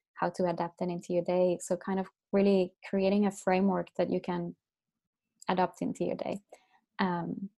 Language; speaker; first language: English; non-native, fluent; Finnish